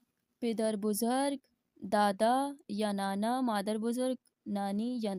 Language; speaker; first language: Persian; non-native, fluent; Urdu